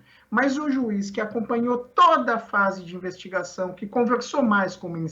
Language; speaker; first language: Portuguese; native; Portuguese